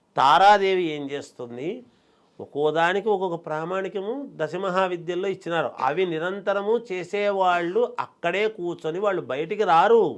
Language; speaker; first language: Telugu; native; Telugu